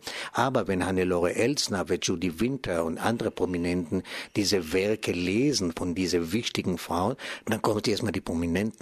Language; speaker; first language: German; non-native, fluent; Hebrew